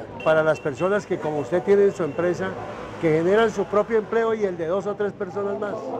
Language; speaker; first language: Spanish; native; Spanish